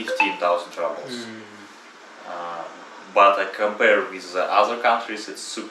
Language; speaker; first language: English; non-native, fluent; Russian